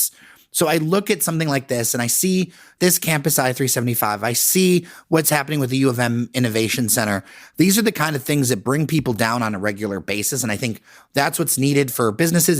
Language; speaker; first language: English; native; English